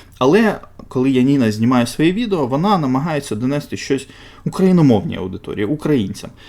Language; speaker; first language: Ukrainian; non-native, local second language; Russian